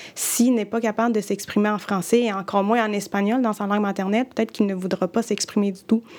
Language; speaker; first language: French; early bilingual, other home language; Spanish